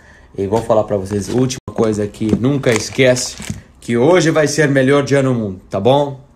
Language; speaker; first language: Portuguese; native; Portuguese